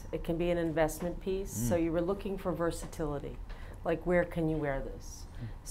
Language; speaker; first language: English; native; English